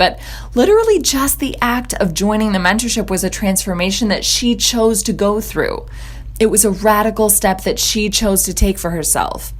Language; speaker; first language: English; native; English